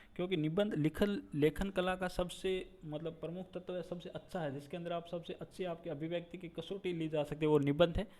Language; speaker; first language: Hindi; non-native, local second language; Gujarati